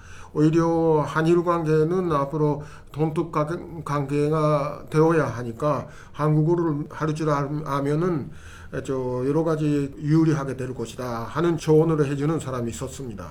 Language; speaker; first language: Korean; non-native, fluent; Japanese